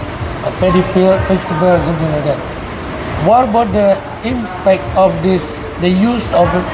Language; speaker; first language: English; non-native, learner; Indonesian